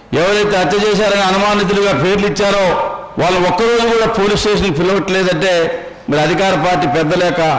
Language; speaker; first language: Telugu; native; Telugu